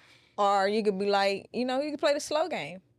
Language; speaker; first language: English; native; English